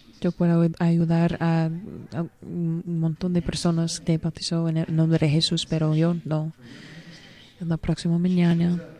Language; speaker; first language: Spanish; non-native, learner; English